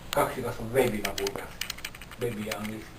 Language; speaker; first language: Bulgarian; non-native, learner; Finnish